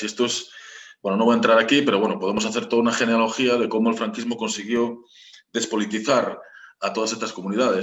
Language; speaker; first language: Spanish; native; Spanish